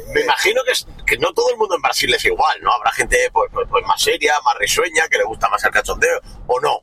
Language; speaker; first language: Spanish; native; Spanish